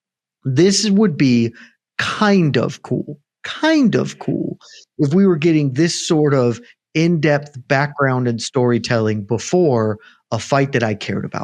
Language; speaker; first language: English; native; English